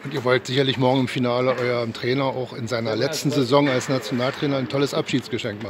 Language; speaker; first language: German; native; German